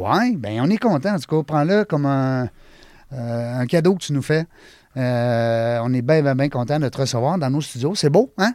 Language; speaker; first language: French; native; French